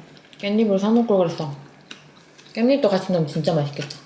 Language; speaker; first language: Korean; native; Korean